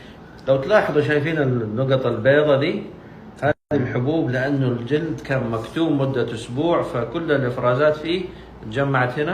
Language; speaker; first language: Arabic; native; Arabic